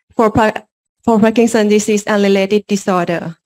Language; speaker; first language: English; non-native, learner; Lao